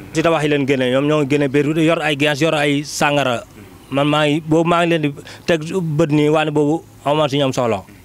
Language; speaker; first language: Wolof; native; Wolof